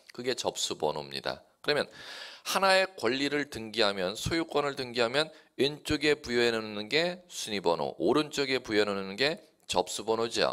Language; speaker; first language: Korean; native; Korean